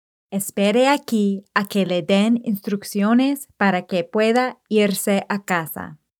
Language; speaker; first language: Spanish; non-native, fluent; English